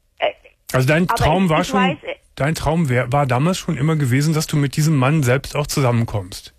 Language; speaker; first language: German; native; German